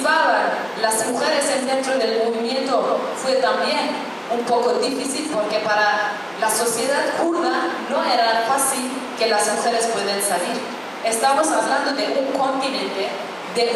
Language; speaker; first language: Spanish; non-native, fluent; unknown